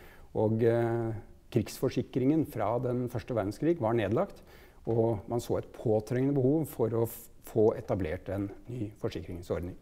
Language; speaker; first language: Norwegian; native; Norwegian